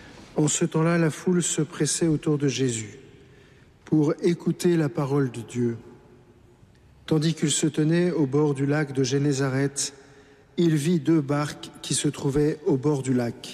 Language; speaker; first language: French; native; French